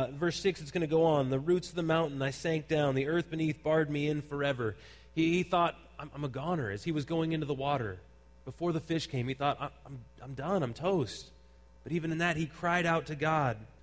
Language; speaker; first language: English; native; English